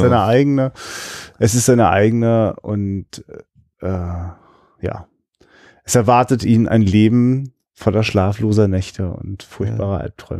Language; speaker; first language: German; native; German